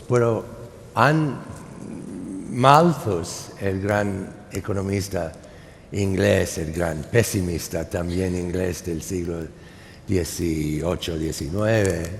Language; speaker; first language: Spanish; non-native, fluent; English